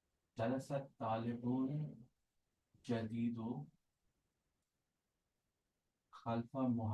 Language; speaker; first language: Arabic; non-native, learner; English